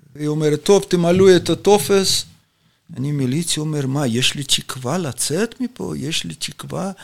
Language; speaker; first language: Hebrew; non-native, fluent; Russian